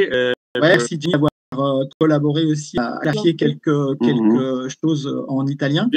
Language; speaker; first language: French; native; French